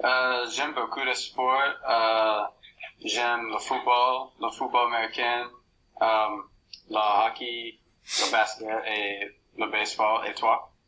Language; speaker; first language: French; non-native, learner; English